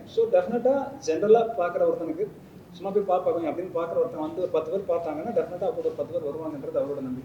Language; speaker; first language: Tamil; native; Tamil